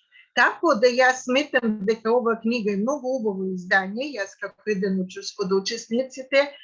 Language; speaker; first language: Macedonian; non-native, fluent; Russian